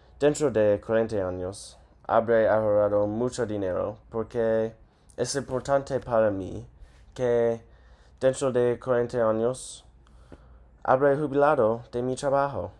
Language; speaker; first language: Spanish; non-native, learner; English